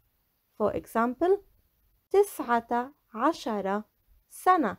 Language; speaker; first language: Arabic; non-native, fluent; English